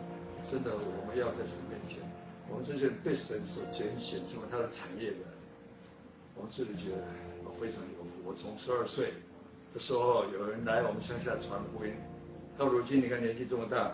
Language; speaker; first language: Chinese; native; Chinese